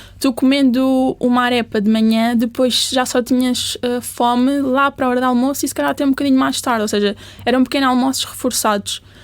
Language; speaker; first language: Portuguese; early bilingual, other home language; Spanish